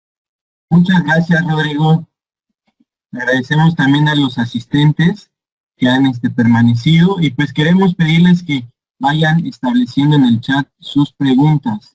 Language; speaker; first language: Spanish; native; Spanish